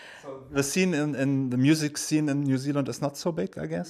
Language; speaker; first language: English; non-native, fluent; German